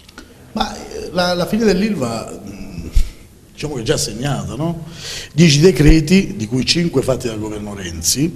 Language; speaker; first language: Italian; native; Italian